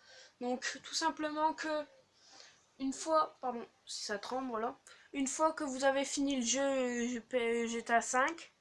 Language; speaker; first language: French; native; French